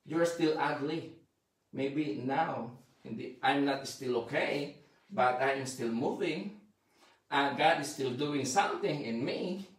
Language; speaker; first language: English; non-native, local second language; Filipino